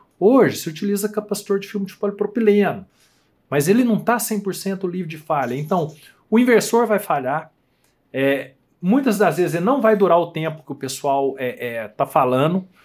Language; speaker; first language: Portuguese; native; Portuguese